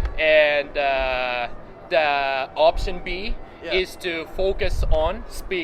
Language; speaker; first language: English; non-native, fluent; Japanese